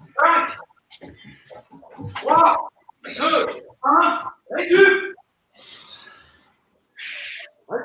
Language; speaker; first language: French; native; French